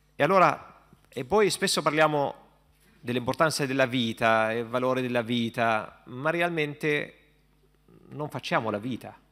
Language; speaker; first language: Italian; non-native, fluent; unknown